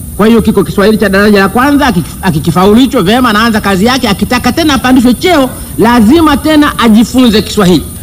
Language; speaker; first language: Swahili; non-native, local second language; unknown